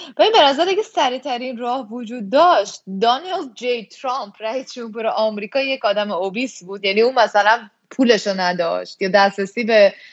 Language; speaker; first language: Persian; native; Persian